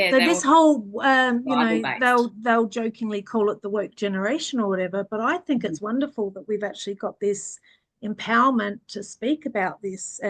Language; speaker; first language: English; early bilingual, other home language; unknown